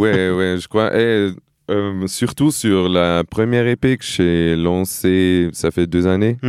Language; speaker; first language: French; non-native, fluent; Portuguese